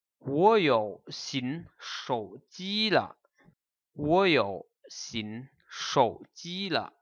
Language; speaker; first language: Chinese; non-native, fluent; Lao